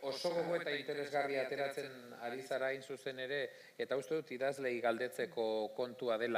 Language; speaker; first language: Basque; native; Basque